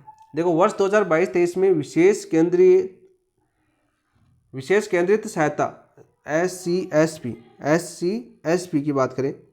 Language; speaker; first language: Hindi; native; Hindi